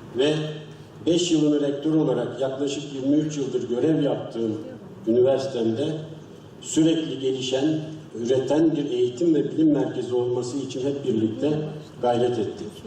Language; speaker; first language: Turkish; native; Turkish